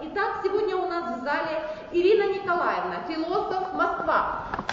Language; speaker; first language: Russian; non-native, local second language; Ukrainian